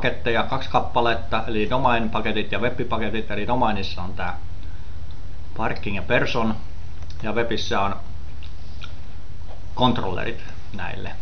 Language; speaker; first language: Finnish; native; Finnish